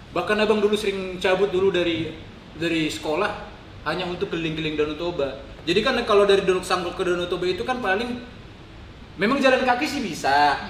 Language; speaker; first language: Indonesian; non-native, local second language; Batak Toba